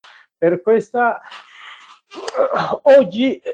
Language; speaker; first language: Italian; non-native, learner; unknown